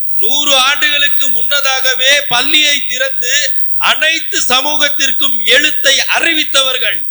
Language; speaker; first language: Tamil; non-native, local second language; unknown